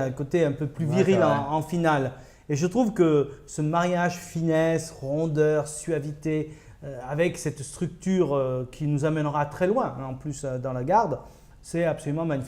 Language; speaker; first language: French; native; French